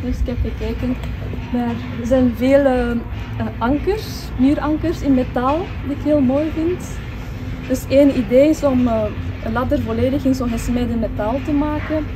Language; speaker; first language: Dutch; non-native, fluent; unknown